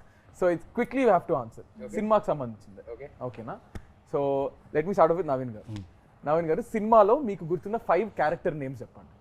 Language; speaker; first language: Telugu; native; Telugu